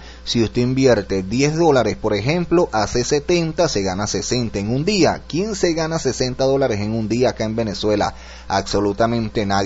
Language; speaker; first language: Spanish; native; Spanish